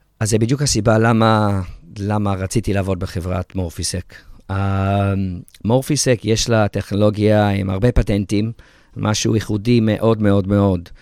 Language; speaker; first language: Hebrew; early bilingual, heritage; Hebrew